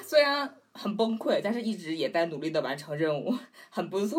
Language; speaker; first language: Chinese; native; Chinese